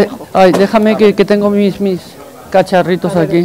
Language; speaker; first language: Spanish; native; Spanish